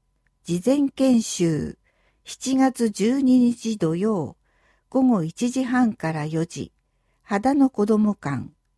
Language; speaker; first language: Japanese; native; Japanese